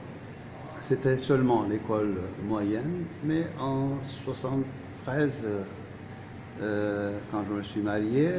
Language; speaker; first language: French; non-native, fluent; Turkish